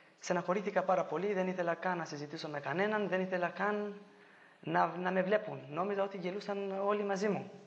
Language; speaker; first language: Greek; non-native, fluent; Albanian